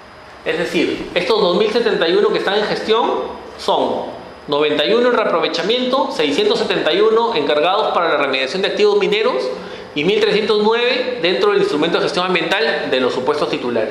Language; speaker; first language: Spanish; native; Spanish